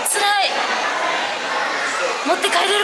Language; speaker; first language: Japanese; native; Japanese